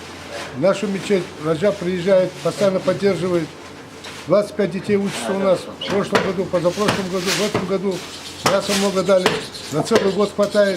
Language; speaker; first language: Russian; non-native, local second language; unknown